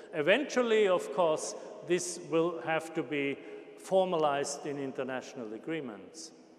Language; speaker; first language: English; non-native, fluent; German